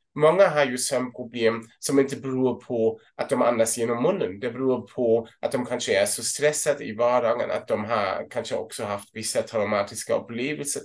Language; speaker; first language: Swedish; non-native, fluent; German